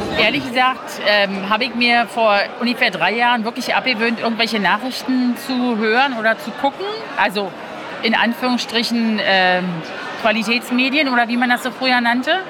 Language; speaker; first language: German; native; German